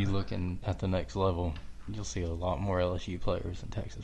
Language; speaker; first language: English; native; English